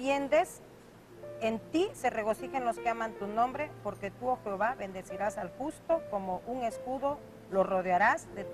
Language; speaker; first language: Spanish; native; Spanish